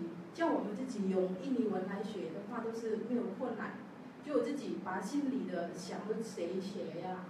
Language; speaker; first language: Chinese; non-native, learner; Javanese